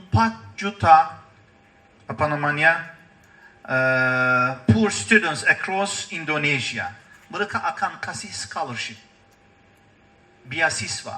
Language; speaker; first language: Indonesian; non-native, learner; Turkish